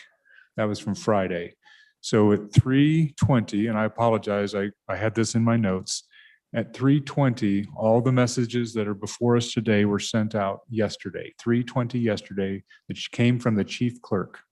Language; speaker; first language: English; native; English